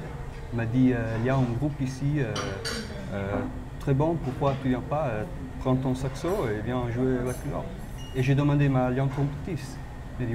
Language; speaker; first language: French; non-native, fluent; Italian